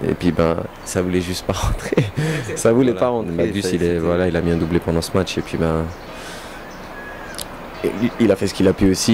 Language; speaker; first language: French; native; French